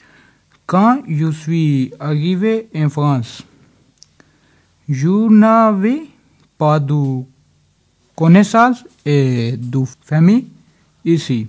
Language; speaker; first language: French; non-native, learner; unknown